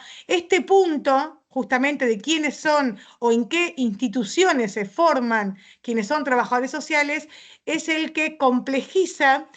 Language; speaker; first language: Spanish; native; Spanish